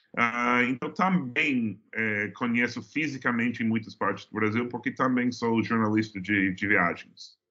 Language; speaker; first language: Portuguese; non-native, fluent; English